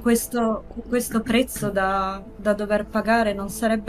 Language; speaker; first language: Italian; native; Italian